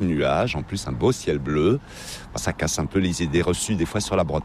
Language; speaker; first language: French; native; French